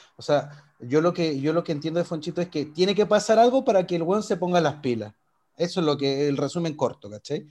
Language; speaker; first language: Spanish; native; Spanish